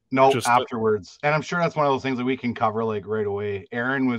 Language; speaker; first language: English; native; English